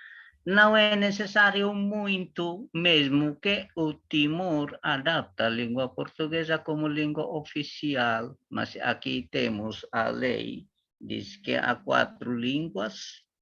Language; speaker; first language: Portuguese; non-native, learner; Tetum